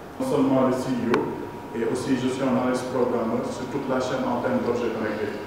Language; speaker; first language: French; non-native, local second language; Wolof